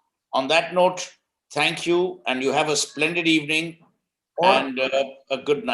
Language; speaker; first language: English; non-native, local second language; Hindi